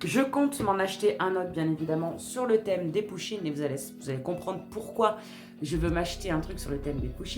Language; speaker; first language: French; native; French